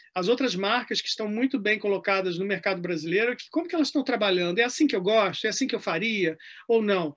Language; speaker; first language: Portuguese; native; Portuguese